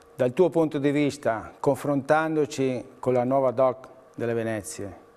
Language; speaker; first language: Italian; native; Italian